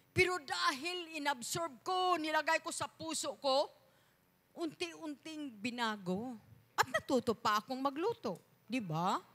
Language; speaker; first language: Filipino; non-native, local second language; Cebuano